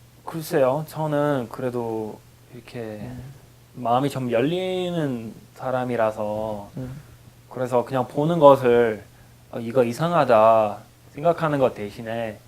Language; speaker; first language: Korean; non-native, fluent; English